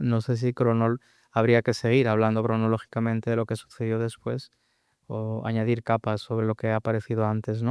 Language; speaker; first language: Spanish; native; Spanish